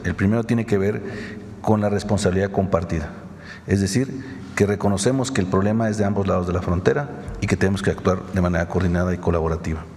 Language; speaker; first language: Spanish; native; Spanish